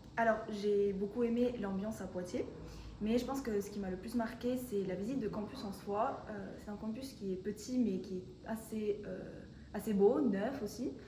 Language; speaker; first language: French; non-native, fluent; Spanish